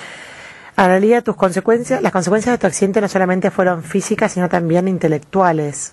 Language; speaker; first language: Spanish; native; Spanish